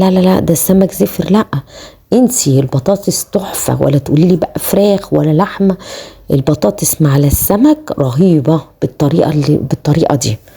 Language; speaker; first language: Arabic; native; Arabic